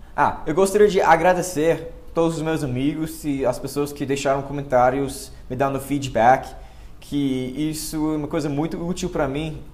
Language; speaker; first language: Portuguese; non-native, fluent; English